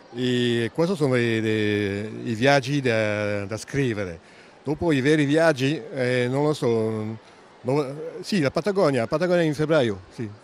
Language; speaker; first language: Italian; non-native, learner; French